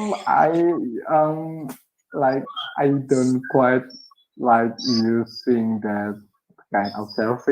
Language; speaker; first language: English; non-native, learner; Indonesian